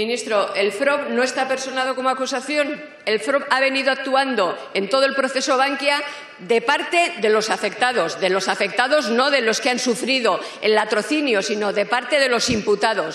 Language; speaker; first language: Spanish; native; Spanish